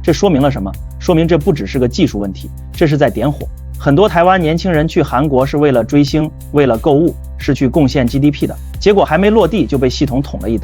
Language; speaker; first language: Chinese; native; Chinese